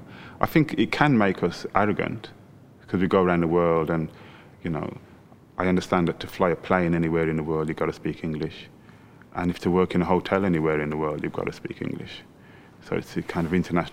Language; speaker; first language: English; native; English